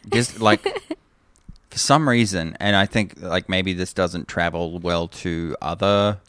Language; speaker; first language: English; native; English